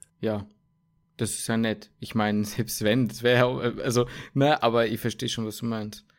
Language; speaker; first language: German; native; German